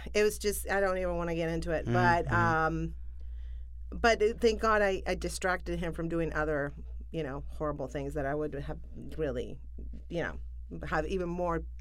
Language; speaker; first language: English; non-native, fluent; Spanish